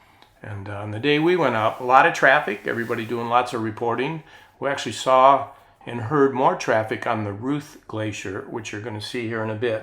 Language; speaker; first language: English; native; English